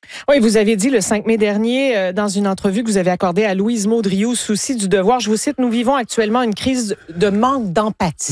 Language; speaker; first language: French; native; French